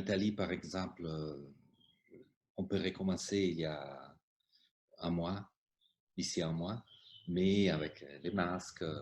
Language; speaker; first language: French; non-native, fluent; Italian